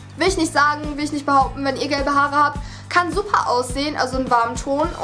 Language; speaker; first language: German; early bilingual, other home language; Vietnamese